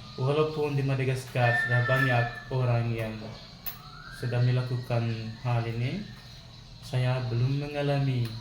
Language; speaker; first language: Indonesian; non-native, fluent; Malagasy